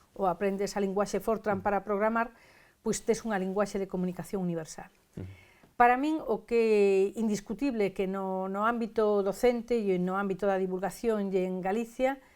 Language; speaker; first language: Galician; non-native, local second language; Spanish